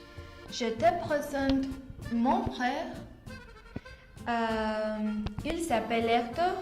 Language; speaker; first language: French; non-native, learner; Spanish